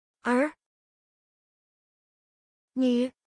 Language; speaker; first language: Chinese; non-native, learner; Korean